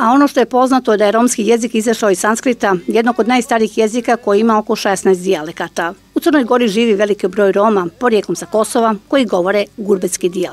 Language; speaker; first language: Serbian; native; Serbian